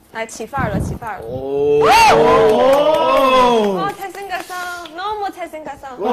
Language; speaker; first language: Chinese; native; Chinese